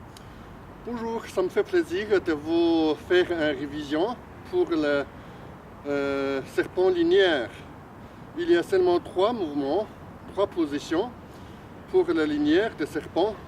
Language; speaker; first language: French; non-native, fluent; Chinese